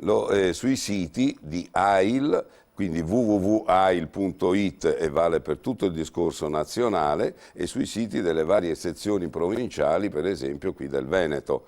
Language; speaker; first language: Italian; native; Italian